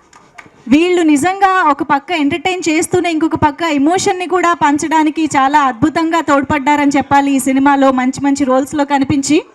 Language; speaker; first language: Telugu; native; Telugu